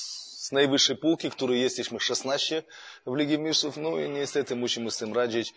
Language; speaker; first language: Polish; non-native, fluent; Russian